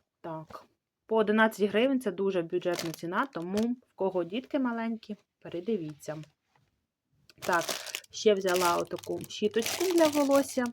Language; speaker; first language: Ukrainian; native; Ukrainian